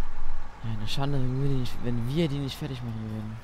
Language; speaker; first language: German; native; German